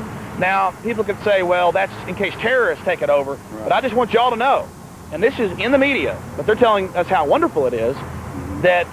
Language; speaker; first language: English; native; English